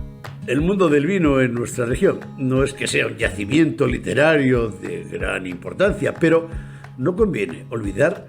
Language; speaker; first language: Spanish; native; Spanish